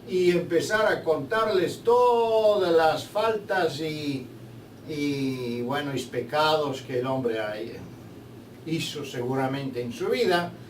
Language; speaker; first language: Spanish; non-native, fluent; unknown